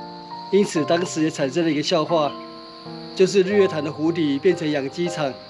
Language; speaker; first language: Chinese; native; Chinese